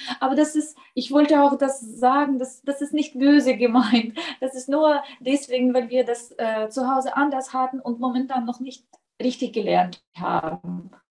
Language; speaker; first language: German; non-native, fluent; Russian